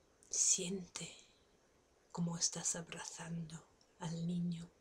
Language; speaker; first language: Spanish; non-native, fluent; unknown